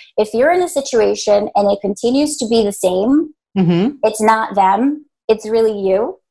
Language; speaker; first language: English; early bilingual, other home language; Spanish